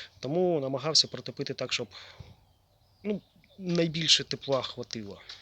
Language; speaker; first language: Ukrainian; native; Ukrainian